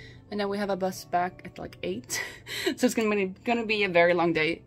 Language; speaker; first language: English; non-native, fluent; Swedish